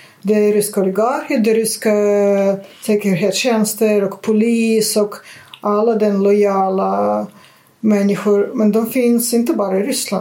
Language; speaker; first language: Swedish; non-native, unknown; Russian